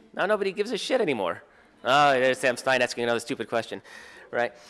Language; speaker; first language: English; native; English